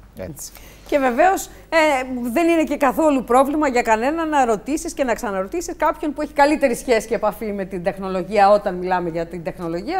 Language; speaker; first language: Greek; native; Greek